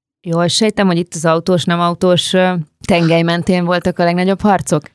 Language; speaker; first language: Hungarian; native; Hungarian